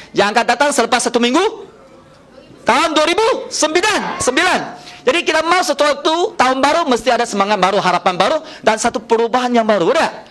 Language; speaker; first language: Malay; non-native, local second language; Chinese